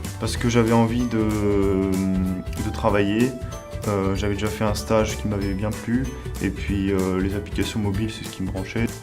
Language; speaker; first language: French; native; French